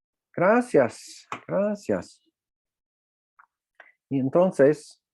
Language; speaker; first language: Spanish; non-native, fluent; English